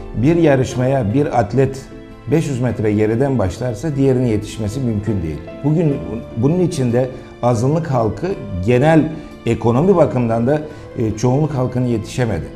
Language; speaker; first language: Turkish; native; Turkish